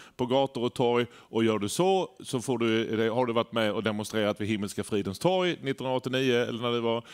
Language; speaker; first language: Swedish; native; Swedish